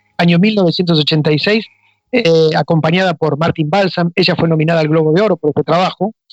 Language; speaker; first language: Spanish; native; Spanish